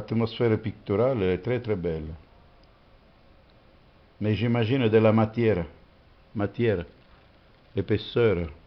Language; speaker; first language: French; non-native, fluent; Italian